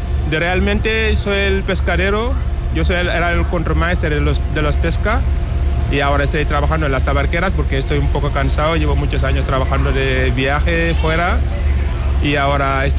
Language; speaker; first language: Spanish; non-native, learner; Wolof